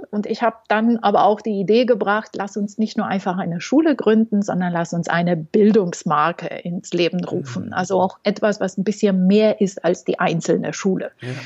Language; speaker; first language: German; non-native, fluent; Romanian